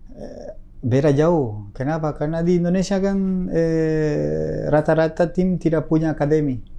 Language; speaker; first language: Indonesian; non-native, fluent; Spanish